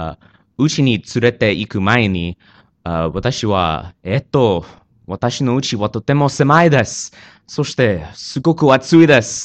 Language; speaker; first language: Japanese; non-native, learner; English